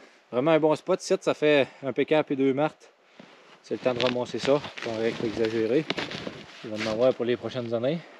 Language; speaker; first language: French; native; French